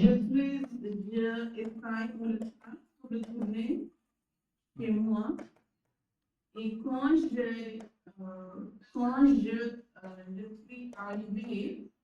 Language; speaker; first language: French; non-native, learner; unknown